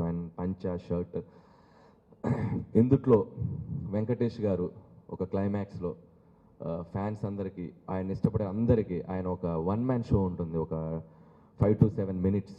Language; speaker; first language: Telugu; native; Telugu